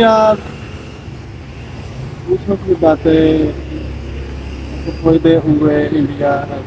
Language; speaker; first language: Filipino; non-native, learner; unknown